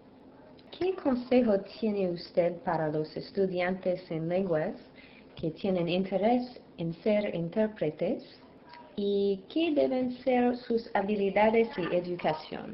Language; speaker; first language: Spanish; non-native, learner; English